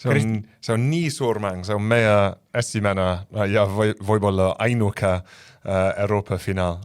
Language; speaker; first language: Estonian; non-native, fluent; English